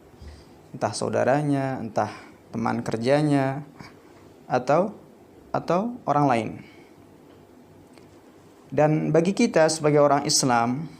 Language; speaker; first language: Indonesian; native; Indonesian